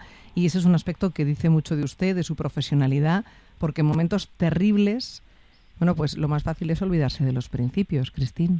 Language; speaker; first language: Spanish; native; Spanish